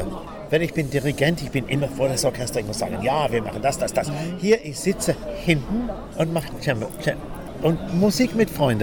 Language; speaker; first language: German; non-native, learner; English